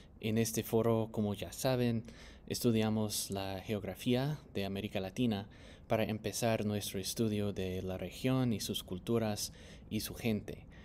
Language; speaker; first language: Spanish; non-native, fluent; English